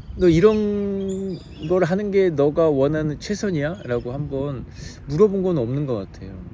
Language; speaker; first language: Korean; native; Korean